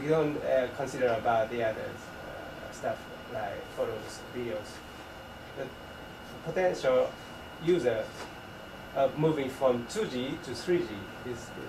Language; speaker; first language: English; non-native, fluent; Japanese